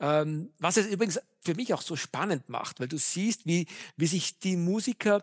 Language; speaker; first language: German; native; German